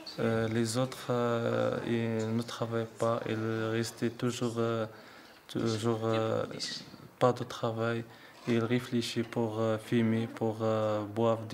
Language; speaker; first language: French; non-native, learner; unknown